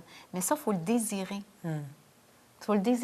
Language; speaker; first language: French; native; French